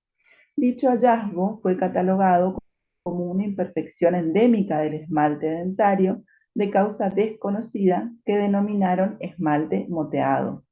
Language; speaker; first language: Spanish; native; Spanish